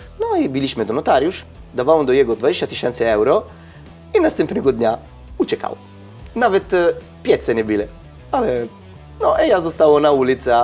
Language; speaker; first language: Polish; non-native, learner; Italian